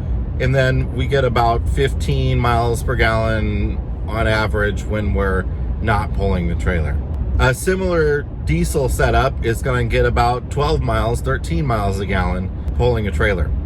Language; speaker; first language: English; native; English